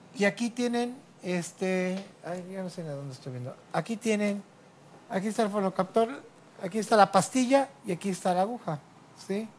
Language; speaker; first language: Spanish; native; Spanish